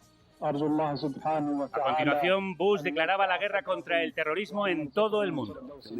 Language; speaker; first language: Spanish; native; Spanish